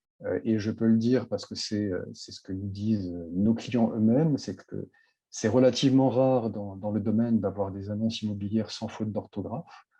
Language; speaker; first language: French; native; French